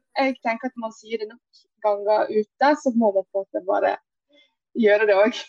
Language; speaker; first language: Norwegian; early bilingual, other home language; Portuguese